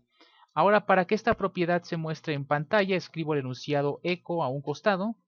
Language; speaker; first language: Spanish; native; Spanish